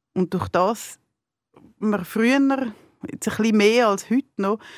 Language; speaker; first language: German; native; German